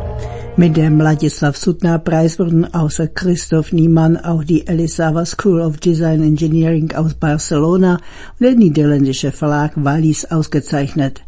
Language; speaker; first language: German; native; German